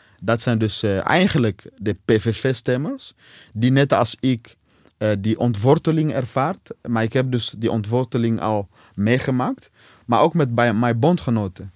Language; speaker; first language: Dutch; non-native, fluent; Swahili